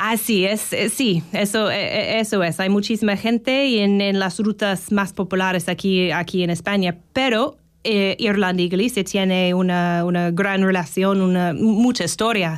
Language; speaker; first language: Spanish; non-native, fluent; English